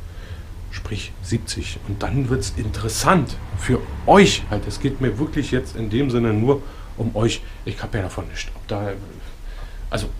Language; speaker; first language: German; native; German